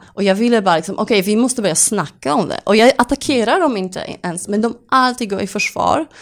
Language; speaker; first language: Swedish; non-native, fluent; Polish